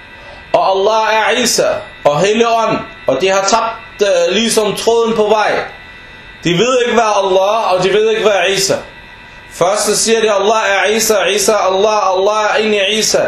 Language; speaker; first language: Danish; non-native, fluent; Arabic